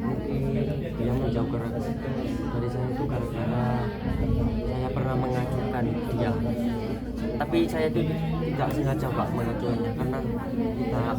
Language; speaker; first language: Indonesian; native; Indonesian